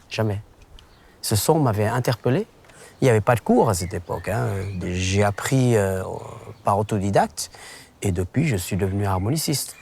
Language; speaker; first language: French; early bilingual, other home language; Khmer